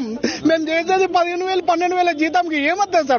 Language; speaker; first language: Telugu; native; Telugu